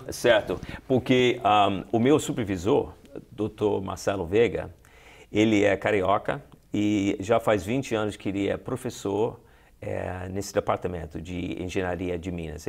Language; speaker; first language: Portuguese; non-native, fluent; English